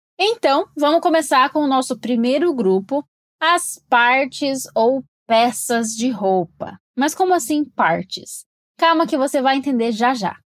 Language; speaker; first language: Portuguese; native; Portuguese